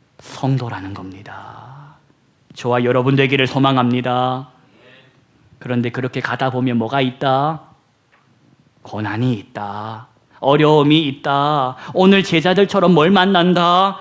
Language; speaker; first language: Korean; native; Korean